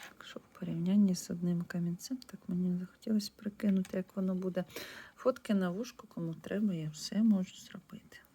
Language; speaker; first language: Ukrainian; non-native, local second language; Russian